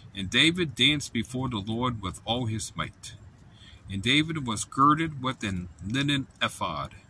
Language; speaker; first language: English; native; English